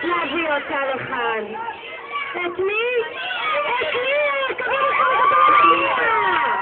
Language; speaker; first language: Hebrew; native; Hebrew